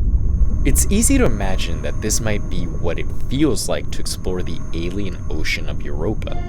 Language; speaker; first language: English; native; English